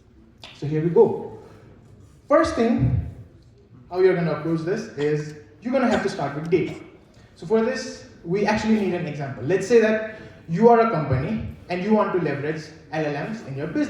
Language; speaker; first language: English; non-native, local second language; Nepali